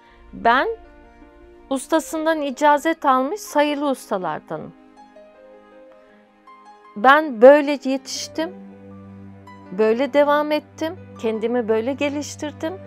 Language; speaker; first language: Turkish; native; Turkish